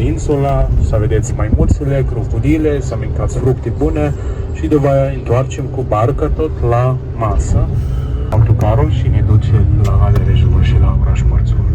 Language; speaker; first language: Romanian; non-native, learner; Arabic